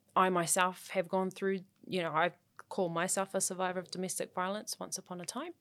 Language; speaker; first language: English; native; English